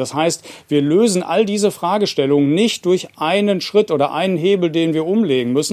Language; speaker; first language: German; native; German